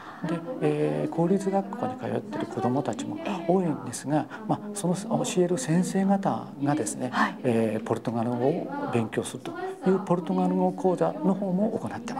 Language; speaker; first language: Japanese; native; Japanese